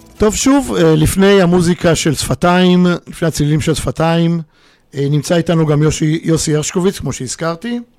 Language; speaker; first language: Hebrew; native; Hebrew